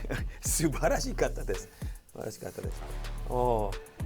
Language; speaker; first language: Japanese; non-native, learner; Korean